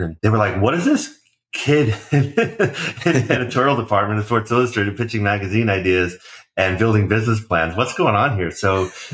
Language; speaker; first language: English; native; English